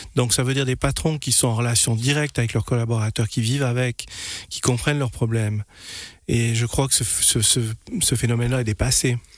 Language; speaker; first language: French; native; French